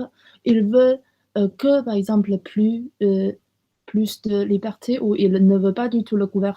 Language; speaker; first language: French; non-native, learner; Chinese